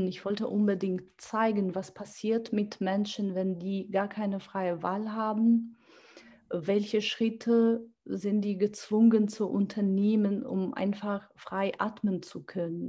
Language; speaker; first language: German; non-native, fluent; Georgian